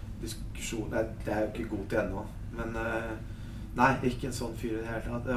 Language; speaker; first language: Norwegian; early bilingual, other home language; Spanish